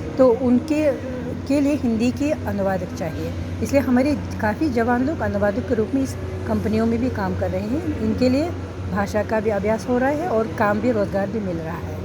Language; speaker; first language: Hindi; non-native, fluent; Uzbek